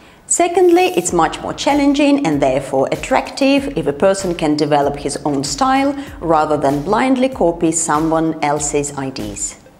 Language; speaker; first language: English; non-native, fluent; Russian